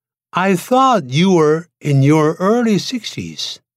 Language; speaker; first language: English; non-native, fluent; Chinese